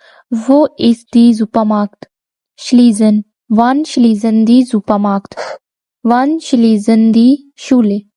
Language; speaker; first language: German; non-native, learner; Urdu